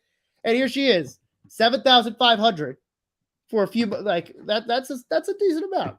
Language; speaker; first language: English; native; English